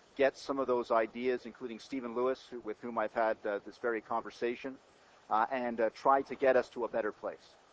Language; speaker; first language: English; native; English